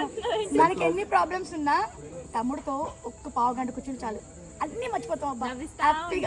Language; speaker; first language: Telugu; native; Telugu